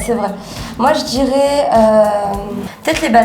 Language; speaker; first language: French; native; French